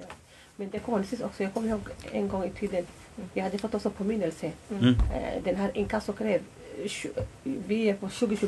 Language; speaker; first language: Swedish; non-native, fluent; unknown